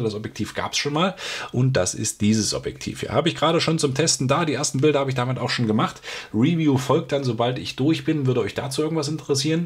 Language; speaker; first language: German; native; German